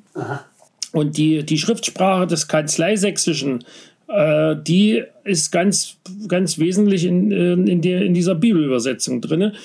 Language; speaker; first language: German; native; German